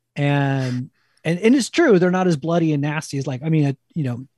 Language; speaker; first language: English; native; English